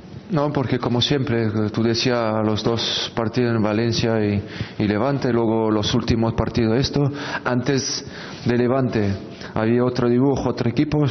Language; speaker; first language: Spanish; non-native, fluent; French